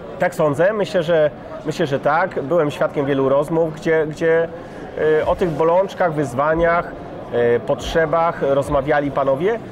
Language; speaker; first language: Polish; native; Polish